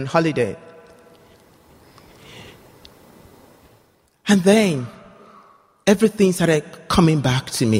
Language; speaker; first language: English; non-native, local second language; Yoruba